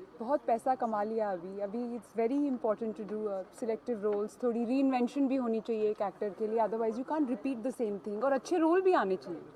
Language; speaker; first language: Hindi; native; Hindi